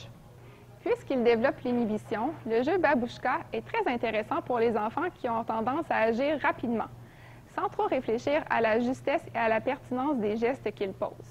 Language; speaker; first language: French; native; French